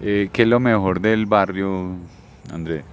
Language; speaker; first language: Spanish; native; Spanish